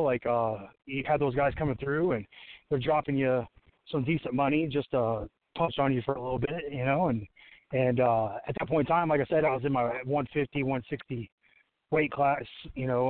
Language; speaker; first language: English; native; English